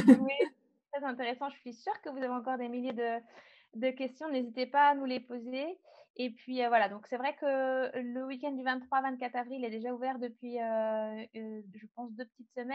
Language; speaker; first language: French; native; French